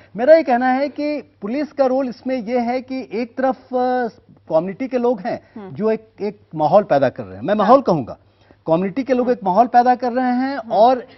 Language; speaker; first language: Hindi; native; Hindi